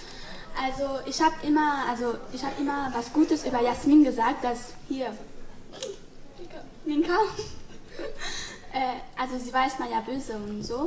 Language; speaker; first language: German; non-native, learner; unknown